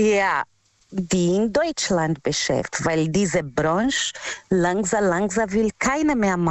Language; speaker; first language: German; non-native, learner; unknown